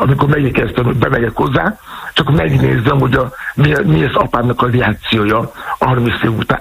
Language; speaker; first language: Hungarian; non-native, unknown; Yoruba